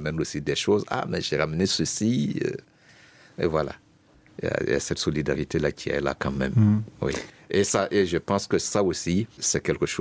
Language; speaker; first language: French; non-native, local second language; Mossi